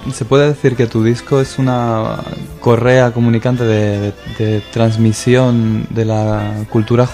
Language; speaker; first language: Spanish; native; Spanish